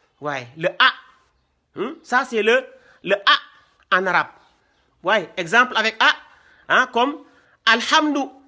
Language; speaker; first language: French; non-native, local second language; Wolof